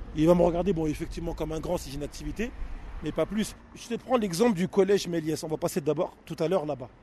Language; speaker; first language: French; native; French